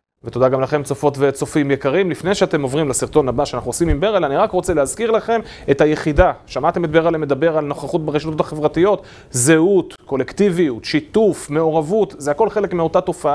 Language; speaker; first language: Hebrew; native; Hebrew